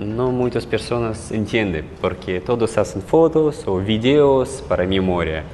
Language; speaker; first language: Portuguese; non-native, learner; Russian